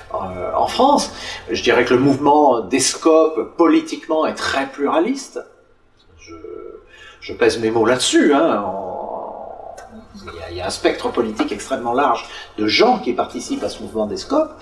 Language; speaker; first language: French; native; French